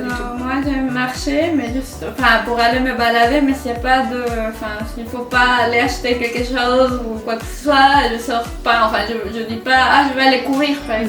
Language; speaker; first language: French; non-native, fluent; Spanish